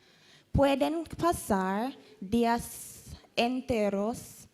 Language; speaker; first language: Spanish; non-native, learner; English